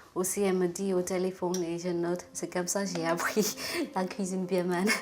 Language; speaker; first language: French; non-native, fluent; Burmese